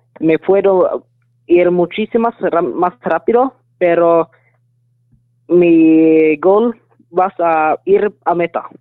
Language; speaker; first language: Spanish; non-native, learner; English